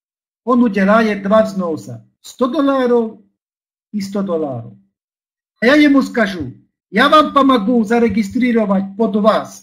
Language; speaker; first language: Russian; non-native, learner; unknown